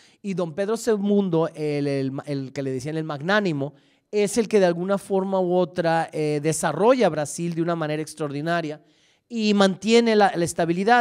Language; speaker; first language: Spanish; native; Spanish